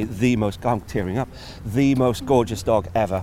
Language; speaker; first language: English; native; English